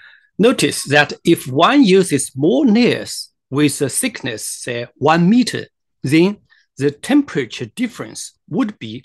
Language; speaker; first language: English; non-native, fluent; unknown